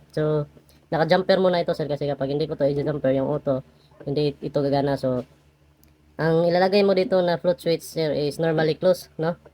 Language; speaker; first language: Filipino; non-native, local second language; Cebuano